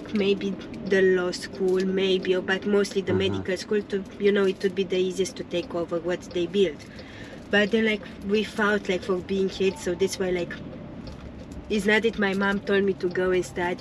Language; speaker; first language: English; non-native, fluent; Romanian